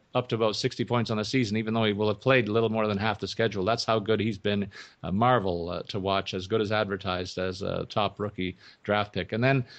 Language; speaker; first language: English; native; English